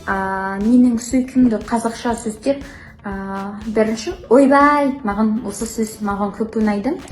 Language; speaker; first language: Kazakh; non-native, learner; English